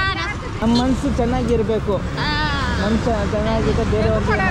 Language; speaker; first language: Kannada; non-native, local second language; Tamil